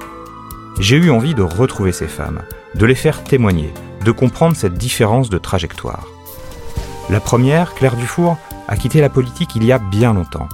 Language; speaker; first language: French; native; French